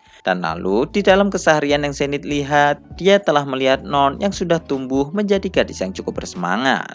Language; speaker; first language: Indonesian; native; Indonesian